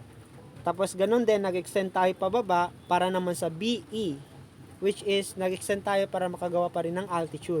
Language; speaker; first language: Filipino; native; Filipino